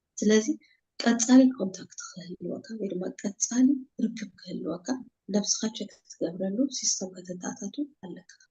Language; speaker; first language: Tigrinya; native; Tigrinya